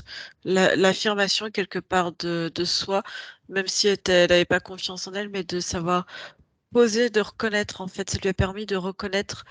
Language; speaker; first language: French; native; French